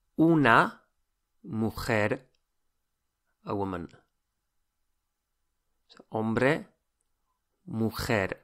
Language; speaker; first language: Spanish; non-native, fluent; English